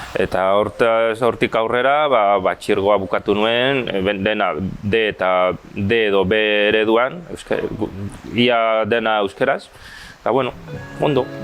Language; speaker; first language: Basque; early bilingual, other home language; Chinese